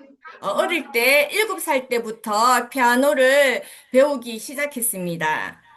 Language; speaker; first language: Korean; native; Korean